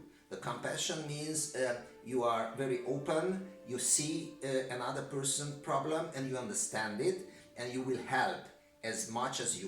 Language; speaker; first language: English; non-native, learner; Hungarian